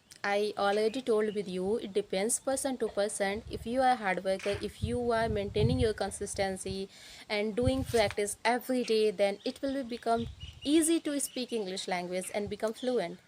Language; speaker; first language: English; non-native, learner; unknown